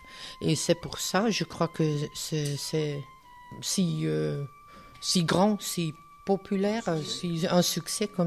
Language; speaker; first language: French; non-native, learner; Dutch